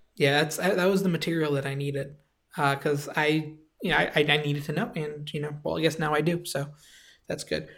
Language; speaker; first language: English; native; English